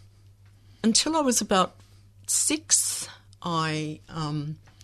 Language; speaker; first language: English; native; English